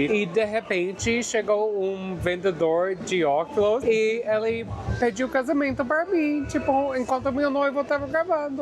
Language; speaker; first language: Portuguese; non-native, fluent; English